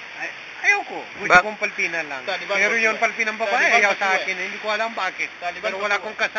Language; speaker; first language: Filipino; non-native, learner; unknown